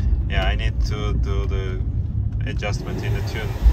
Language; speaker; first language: English; non-native, fluent; Georgian